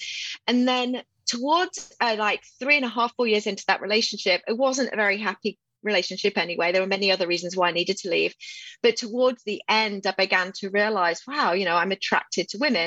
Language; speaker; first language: English; native; English